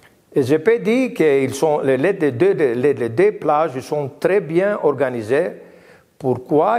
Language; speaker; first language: French; non-native, learner; Greek